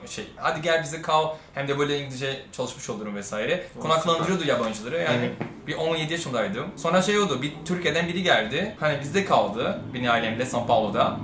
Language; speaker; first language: Turkish; non-native, fluent; Portuguese